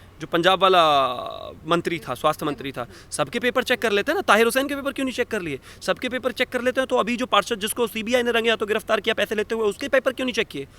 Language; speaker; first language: Hindi; native; Hindi